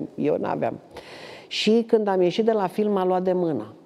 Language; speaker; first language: Romanian; native; Romanian